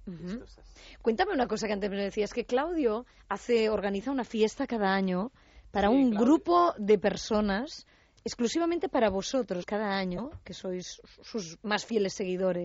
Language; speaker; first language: Spanish; native; Spanish